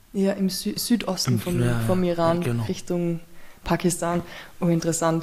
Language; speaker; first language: German; native; German